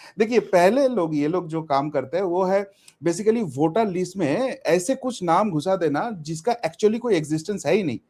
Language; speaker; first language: Hindi; non-native, local second language; Bangla